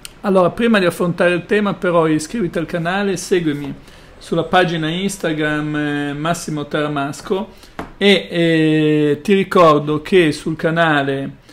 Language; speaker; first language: Italian; native; Italian